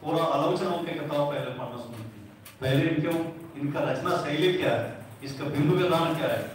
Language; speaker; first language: Hindi; non-native, local second language; Telugu